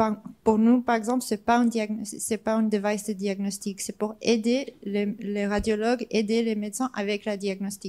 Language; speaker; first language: French; non-native, fluent; English